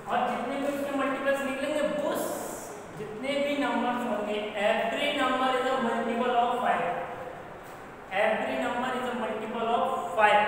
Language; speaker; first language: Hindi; native; Hindi